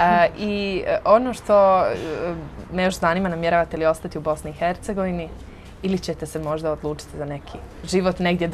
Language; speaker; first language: Serbian; native; Serbian